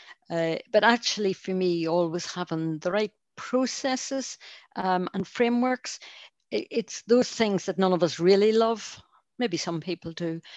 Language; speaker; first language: English; native; English